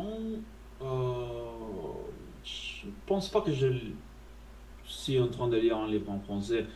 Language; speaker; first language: French; non-native, fluent; Spanish